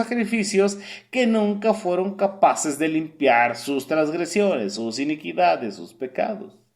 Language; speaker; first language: Spanish; native; Spanish